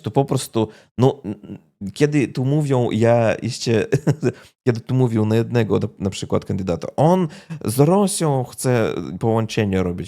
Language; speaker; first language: Polish; non-native, fluent; Russian